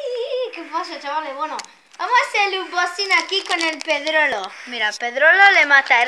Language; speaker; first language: Spanish; native; Spanish